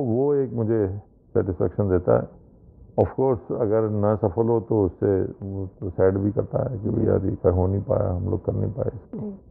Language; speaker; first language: Hindi; native; Hindi